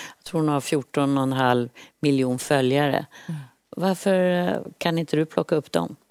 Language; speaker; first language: Swedish; native; Swedish